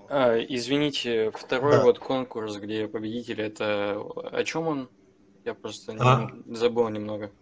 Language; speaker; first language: Russian; native; Russian